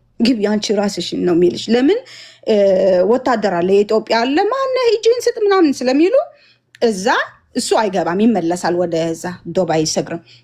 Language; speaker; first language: Amharic; non-native, fluent; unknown